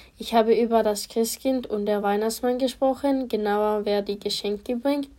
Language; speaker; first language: German; non-native, learner; Polish